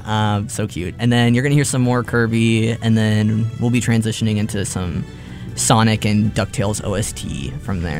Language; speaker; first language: English; native; English